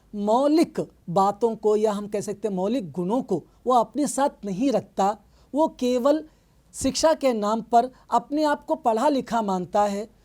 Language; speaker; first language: Hindi; non-native, local second language; Telugu